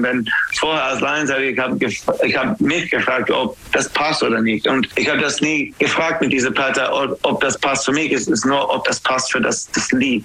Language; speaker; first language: German; non-native, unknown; English